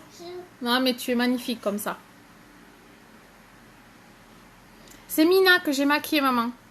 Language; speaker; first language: French; native; French